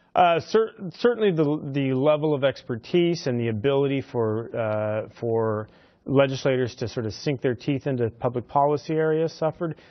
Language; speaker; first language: English; native; English